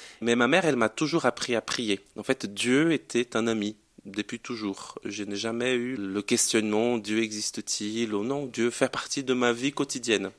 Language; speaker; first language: French; non-native, fluent; Portuguese